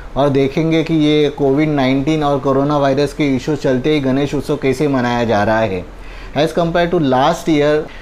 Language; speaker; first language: Hindi; non-native, local second language; Marathi